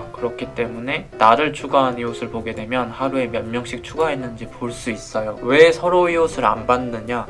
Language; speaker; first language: Korean; native; Korean